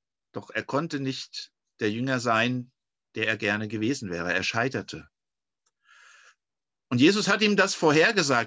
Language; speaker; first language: German; native; German